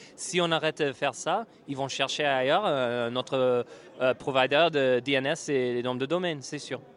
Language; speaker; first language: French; non-native, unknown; English